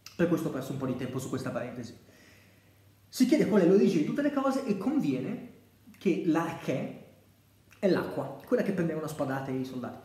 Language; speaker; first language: Italian; native; Italian